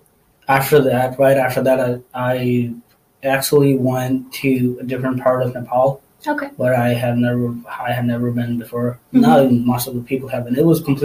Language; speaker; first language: English; non-native, local second language; Nepali